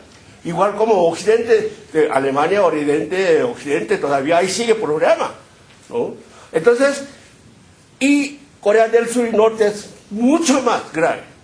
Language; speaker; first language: Spanish; non-native, fluent; Korean